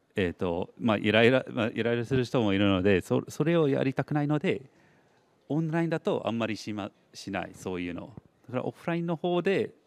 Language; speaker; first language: Japanese; non-native, fluent; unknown